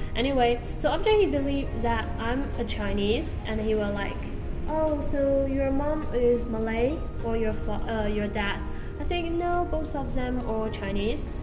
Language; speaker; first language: English; non-native, learner; Chinese